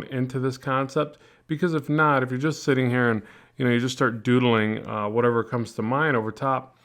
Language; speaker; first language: English; native; English